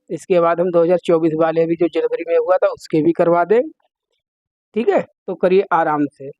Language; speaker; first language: Hindi; native; Hindi